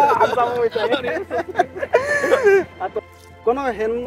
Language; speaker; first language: Japanese; non-native, learner; Bangla